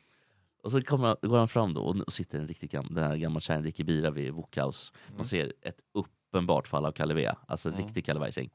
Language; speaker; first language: Swedish; native; Swedish